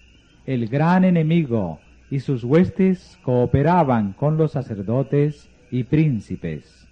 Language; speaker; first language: Spanish; native; Spanish